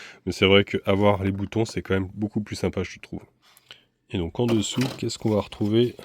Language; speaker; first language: French; native; French